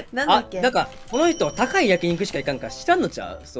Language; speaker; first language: Japanese; native; Japanese